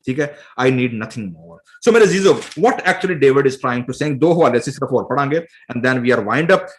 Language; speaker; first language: Urdu; non-native, local second language; Punjabi